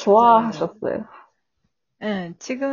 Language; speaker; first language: Korean; non-native, fluent; Japanese